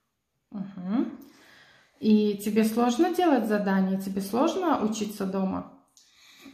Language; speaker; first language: Russian; native; Russian